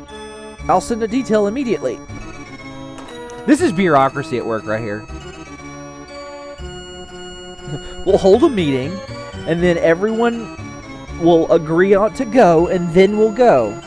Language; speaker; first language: English; native; English